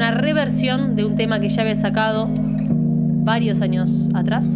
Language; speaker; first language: Spanish; native; Spanish